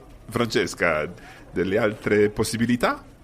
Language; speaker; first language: Italian; non-native, fluent; English